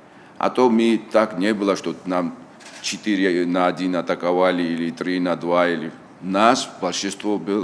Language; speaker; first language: Russian; non-native, local second language; Tajik